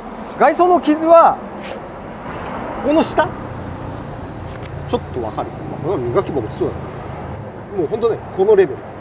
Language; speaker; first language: Japanese; native; Japanese